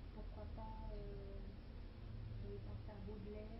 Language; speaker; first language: French; non-native, learner; Chinese